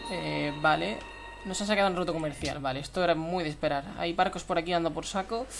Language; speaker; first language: Spanish; native; Spanish